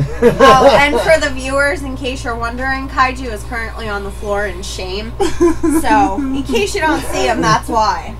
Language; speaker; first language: English; native; English